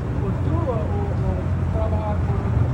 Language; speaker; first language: Spanish; non-native, learner; English